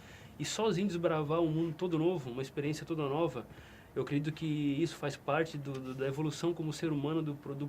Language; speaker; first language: Portuguese; native; Portuguese